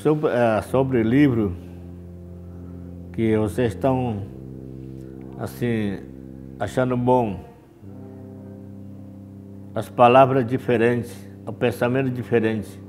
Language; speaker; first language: Portuguese; non-native, local second language; Yanomámi